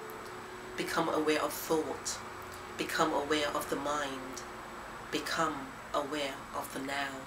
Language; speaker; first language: English; native; English